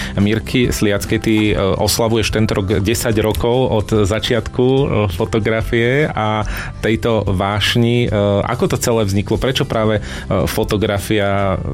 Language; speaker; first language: Slovak; native; Slovak